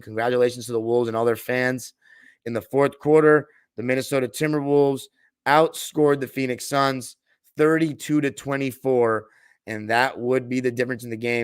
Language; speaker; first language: English; native; English